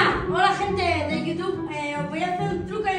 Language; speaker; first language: Spanish; native; Spanish